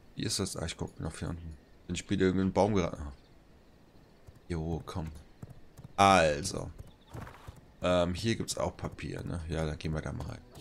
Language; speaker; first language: German; native; German